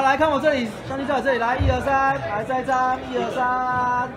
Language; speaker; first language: Chinese; native; Chinese